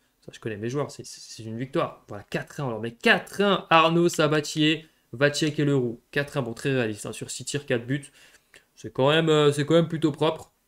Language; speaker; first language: French; native; French